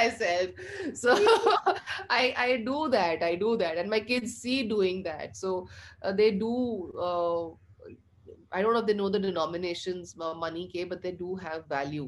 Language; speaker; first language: English; non-native, local second language; Punjabi